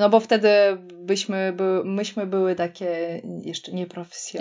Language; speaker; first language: Polish; non-native, fluent; Russian